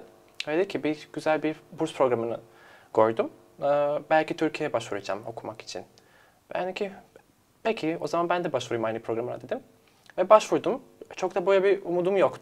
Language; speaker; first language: Turkish; non-native, fluent; Serbian